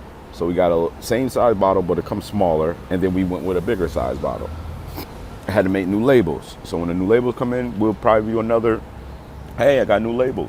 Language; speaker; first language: English; native; English